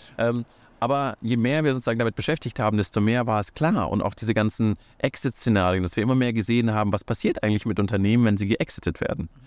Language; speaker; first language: German; early bilingual, other home language; Russian